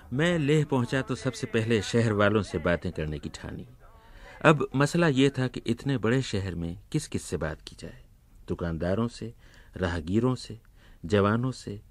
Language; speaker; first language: Urdu; native; Urdu